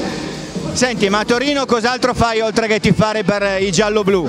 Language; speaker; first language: Italian; native; Italian